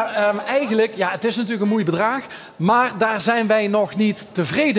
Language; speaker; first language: Dutch; native; Dutch